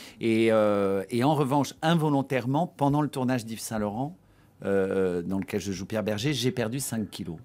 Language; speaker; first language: French; native; French